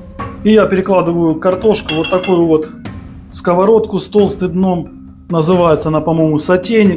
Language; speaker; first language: Russian; native; Russian